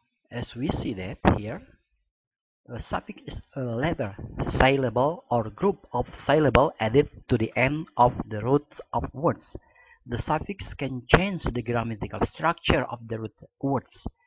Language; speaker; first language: English; non-native, fluent; Indonesian